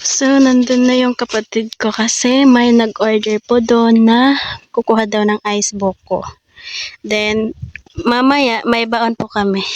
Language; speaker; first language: Filipino; non-native, local second language; Cebuano